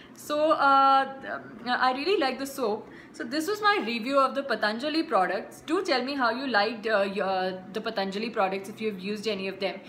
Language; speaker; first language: English; non-native, local second language; Hindi